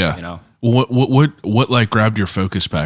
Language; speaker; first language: English; native; English